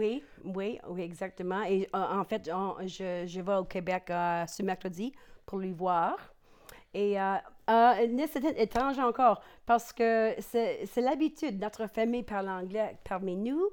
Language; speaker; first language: French; non-native, local second language; English